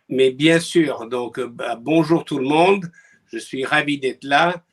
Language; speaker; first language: French; non-native, fluent; English